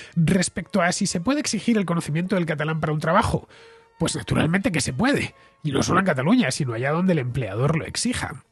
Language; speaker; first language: Spanish; native; Spanish